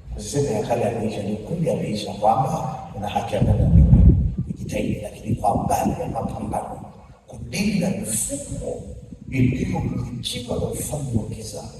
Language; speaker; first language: Swahili; non-native, local second language; Masai